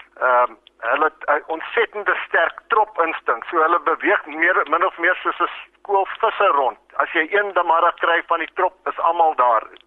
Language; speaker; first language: Afrikaans; native; Afrikaans